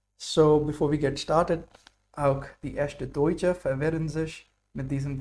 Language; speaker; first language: German; non-native, fluent; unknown